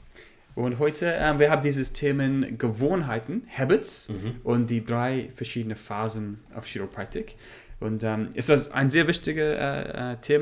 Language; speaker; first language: German; non-native, learner; English